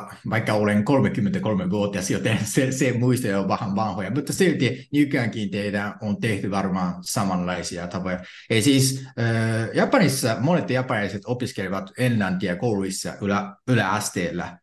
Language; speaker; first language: Finnish; non-native, fluent; Japanese